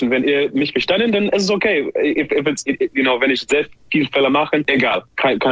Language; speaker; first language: German; non-native, learner; English